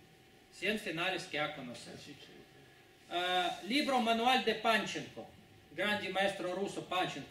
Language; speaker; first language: Spanish; non-native, fluent; Russian